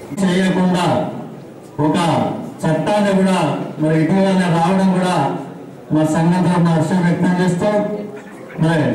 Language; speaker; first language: Telugu; native; Telugu